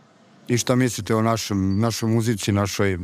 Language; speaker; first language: Serbian; native; Serbian